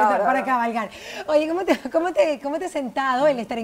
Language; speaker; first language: Spanish; native; Spanish